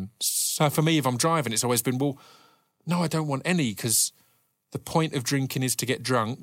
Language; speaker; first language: English; native; English